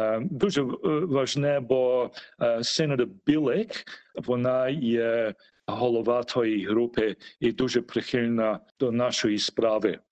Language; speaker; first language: Ukrainian; early bilingual, heritage; Ukrainian